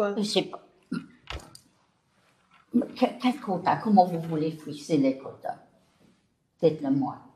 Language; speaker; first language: French; non-native, local second language; Luxembourgish